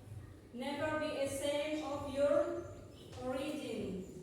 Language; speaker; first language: English; non-native, local second language; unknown